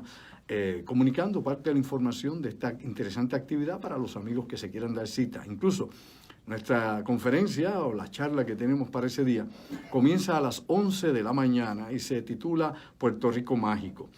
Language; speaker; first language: Spanish; native; Spanish